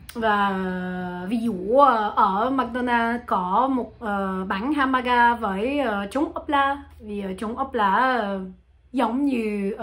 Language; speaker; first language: Vietnamese; non-native, learner; French